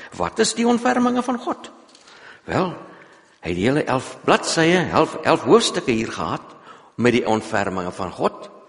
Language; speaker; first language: Afrikaans; non-native, local second language; English